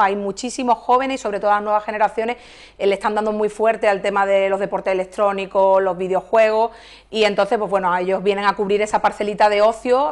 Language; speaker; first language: Spanish; native; Spanish